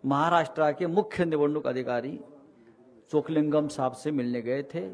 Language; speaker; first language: Hindi; non-native, local second language; Marathi